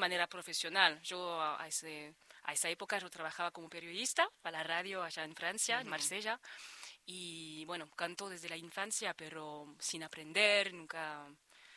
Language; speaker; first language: Spanish; non-native, fluent; French